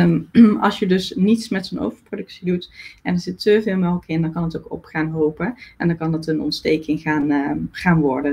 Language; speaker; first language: Dutch; native; Dutch